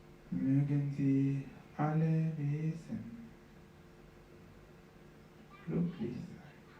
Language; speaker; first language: German; non-native, fluent; Sinhala